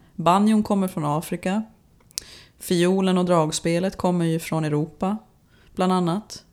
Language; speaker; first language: Swedish; native; Swedish